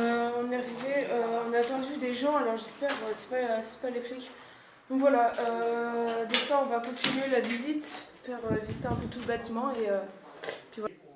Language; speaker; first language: French; native; French